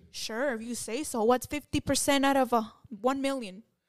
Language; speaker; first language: English; early bilingual, other home language; Spanish